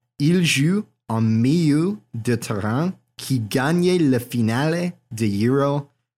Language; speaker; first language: French; non-native, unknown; English